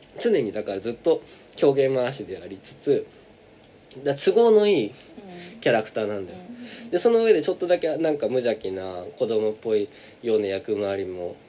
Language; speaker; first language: Japanese; native; Japanese